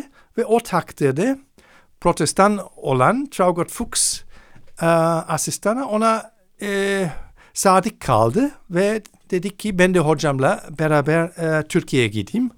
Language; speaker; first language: Turkish; non-native, fluent; German